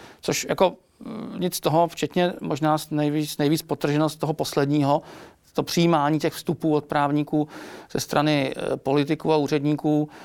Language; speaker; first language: Czech; native; Czech